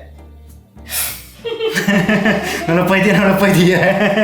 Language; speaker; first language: Italian; native; Italian